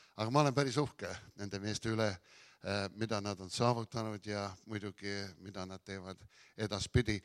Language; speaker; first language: Estonian; early bilingual, heritage; Estonian